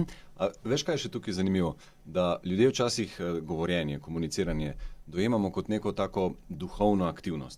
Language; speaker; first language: Slovenian; native; Slovenian